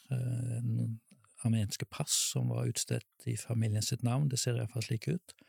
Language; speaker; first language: Norwegian; native; Norwegian